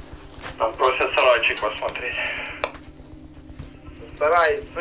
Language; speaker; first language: Russian; non-native, local second language; Ukrainian